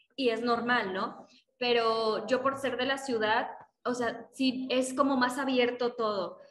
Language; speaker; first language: Spanish; native; Spanish